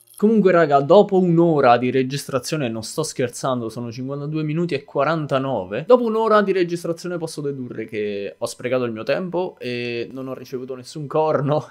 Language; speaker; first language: Italian; native; Italian